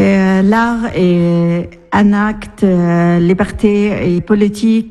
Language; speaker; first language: French; non-native, learner; Arabic